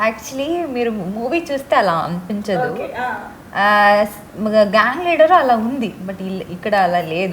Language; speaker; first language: Telugu; non-native, learner; Tamil